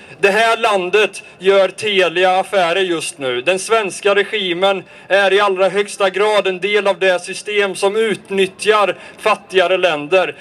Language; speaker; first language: Swedish; native; Swedish